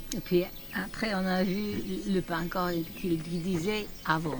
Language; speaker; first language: French; non-native, fluent; English